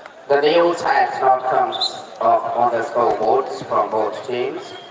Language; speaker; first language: English; non-native, local second language; Bangla